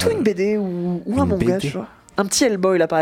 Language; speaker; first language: French; native; French